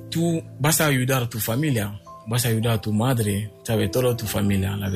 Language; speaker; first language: Spanish; non-native, fluent; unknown